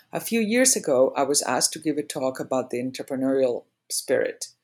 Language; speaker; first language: English; non-native, fluent; Spanish